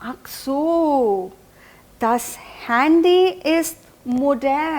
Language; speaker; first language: German; non-native, fluent; Hindi